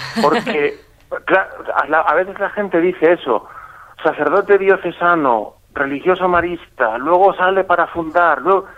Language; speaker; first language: Spanish; native; Spanish